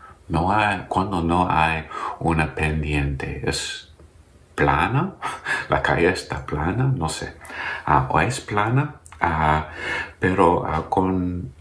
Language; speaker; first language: Spanish; non-native, learner; English